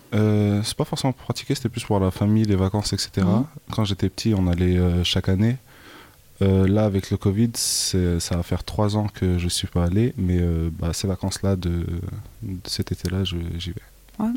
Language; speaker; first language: French; early bilingual, other home language; Arabic